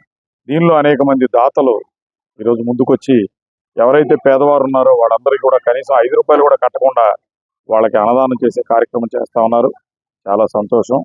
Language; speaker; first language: Telugu; native; Telugu